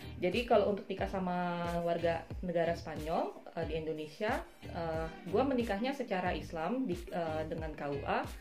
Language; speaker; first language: Indonesian; native; Indonesian